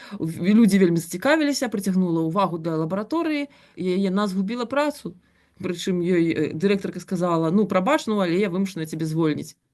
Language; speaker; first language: Belarusian; non-native, local second language; Russian